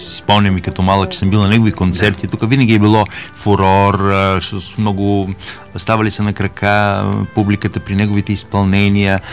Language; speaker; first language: Bulgarian; native; Bulgarian